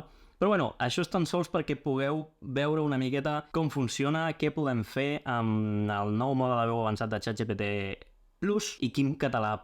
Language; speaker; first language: Catalan; native; Catalan